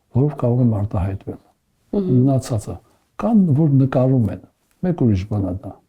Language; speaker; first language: Armenian; early bilingual, heritage; Armenian